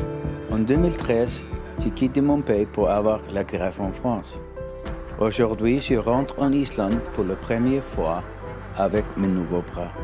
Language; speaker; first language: French; non-native, learner; Icelandic